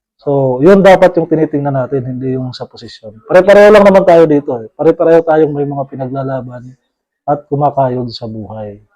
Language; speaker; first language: Filipino; native; Filipino